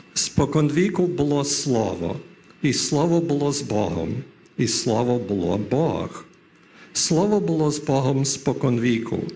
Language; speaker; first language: Ukrainian; early bilingual, heritage; Ukrainian